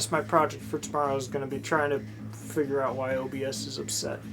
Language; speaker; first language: English; native; English